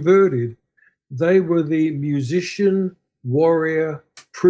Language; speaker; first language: English; native; English